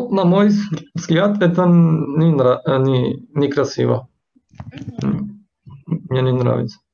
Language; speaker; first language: Russian; non-native, fluent; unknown